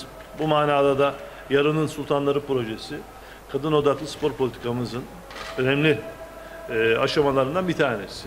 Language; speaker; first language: Turkish; native; Turkish